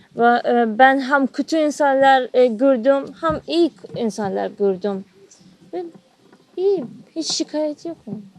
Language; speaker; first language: Turkish; non-native, learner; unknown